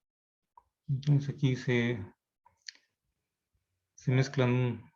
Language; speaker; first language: Spanish; native; Spanish